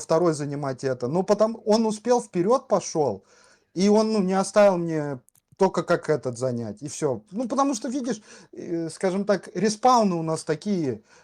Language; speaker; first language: Russian; native; Russian